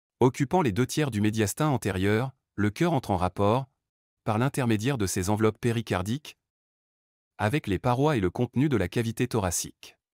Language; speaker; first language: French; non-native, local second language; Arabic